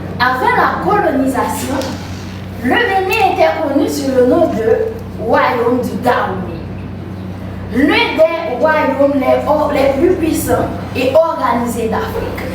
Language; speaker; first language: French; non-native, local second language; Haitian Creole